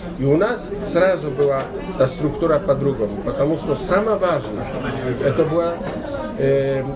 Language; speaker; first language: Russian; non-native, learner; Polish